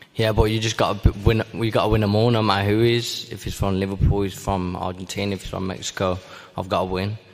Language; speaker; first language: English; native; English